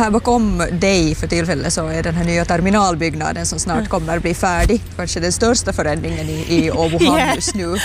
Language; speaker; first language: Swedish; native; Swedish